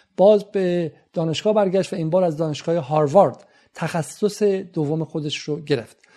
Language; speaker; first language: Persian; native; Persian